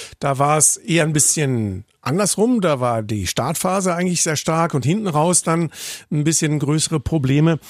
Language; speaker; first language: German; native; German